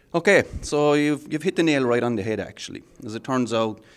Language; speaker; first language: English; native; English